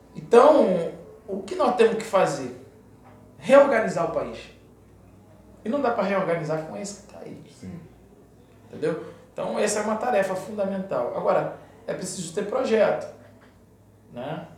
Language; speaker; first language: Portuguese; native; Portuguese